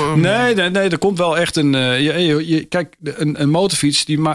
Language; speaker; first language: Dutch; native; Dutch